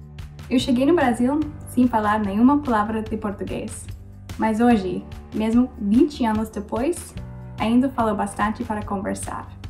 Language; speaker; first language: Portuguese; non-native, fluent; English